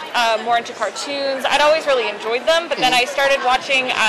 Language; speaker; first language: English; native; English